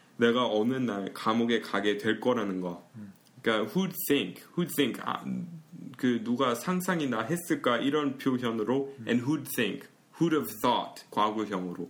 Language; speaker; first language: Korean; early bilingual, heritage; Korean